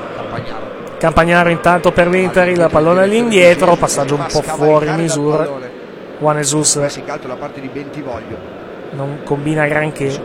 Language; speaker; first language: Italian; native; Italian